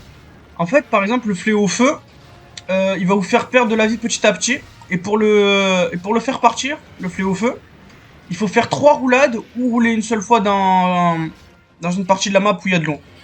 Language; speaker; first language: French; native; French